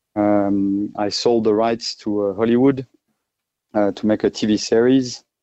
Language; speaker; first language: English; non-native, fluent; French